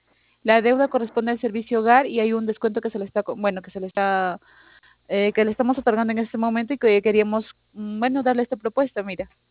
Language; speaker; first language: Spanish; native; Spanish